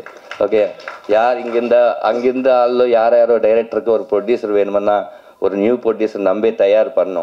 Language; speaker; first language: Tamil; non-native, learner; Telugu